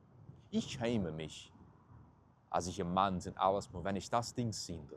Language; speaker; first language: German; early bilingual, heritage; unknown